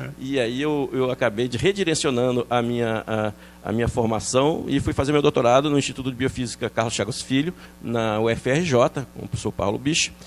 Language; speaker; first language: Portuguese; early bilingual, other home language; French